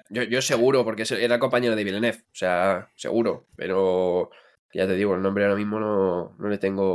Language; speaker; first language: Spanish; native; Spanish